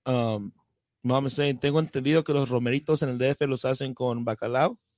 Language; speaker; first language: Spanish; early bilingual, heritage; Spanish